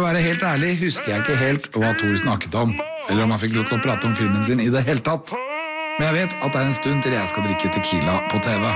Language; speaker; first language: Norwegian; native; Norwegian